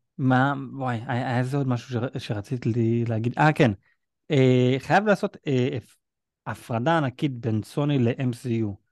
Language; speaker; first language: Hebrew; native; Hebrew